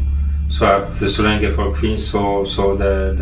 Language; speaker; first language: Swedish; non-native, fluent; Polish